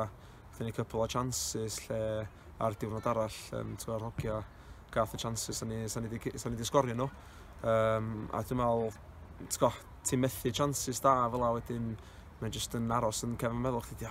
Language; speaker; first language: Welsh; native; Welsh